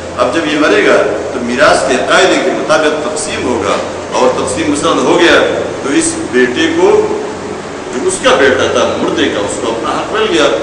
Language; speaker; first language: Urdu; non-native, local second language; Pashto